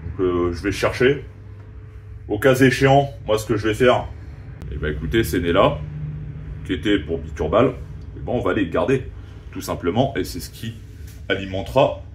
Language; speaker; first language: French; native; French